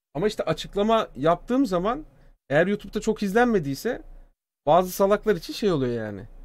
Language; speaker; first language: Turkish; native; Turkish